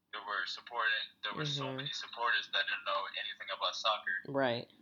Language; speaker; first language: English; non-native, fluent; Amharic